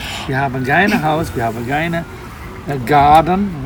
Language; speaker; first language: German; non-native, learner; Dutch